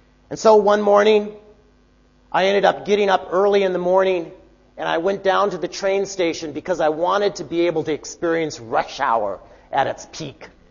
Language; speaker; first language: English; native; English